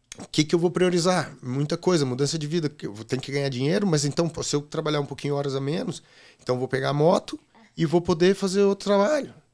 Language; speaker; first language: Portuguese; native; Portuguese